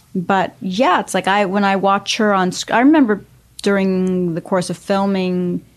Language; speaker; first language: English; native; English